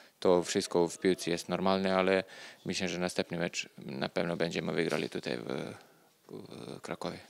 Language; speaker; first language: Polish; non-native, learner; Serbian